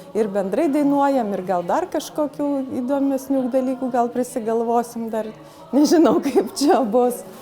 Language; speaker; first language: Lithuanian; native; Lithuanian